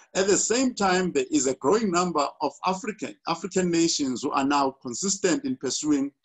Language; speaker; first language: English; non-native, local second language; Xhosa